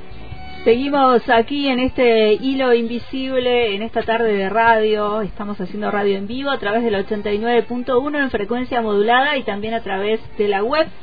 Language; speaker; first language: Spanish; native; Spanish